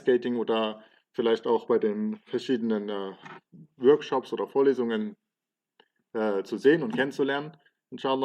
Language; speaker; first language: German; early bilingual, other home language; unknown